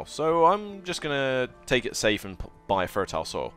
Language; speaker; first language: English; native; English